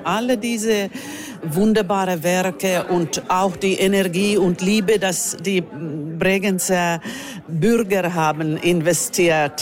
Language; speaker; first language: German; non-native, fluent; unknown